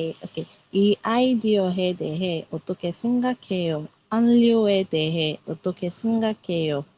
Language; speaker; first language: Korean; non-native, learner; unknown